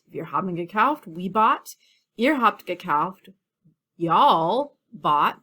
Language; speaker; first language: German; non-native, fluent; English